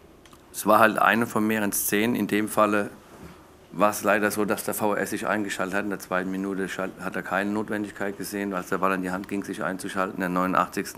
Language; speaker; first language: German; native; German